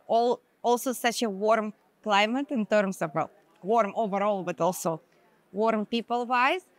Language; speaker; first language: English; non-native, fluent; Hebrew